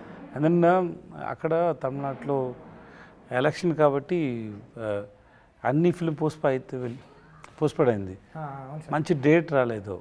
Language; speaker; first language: Telugu; non-native, learner; Tamil